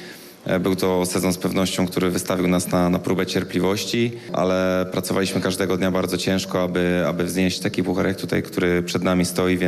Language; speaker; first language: Polish; native; Polish